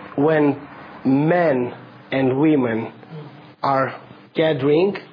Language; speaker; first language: English; non-native, fluent; Romanian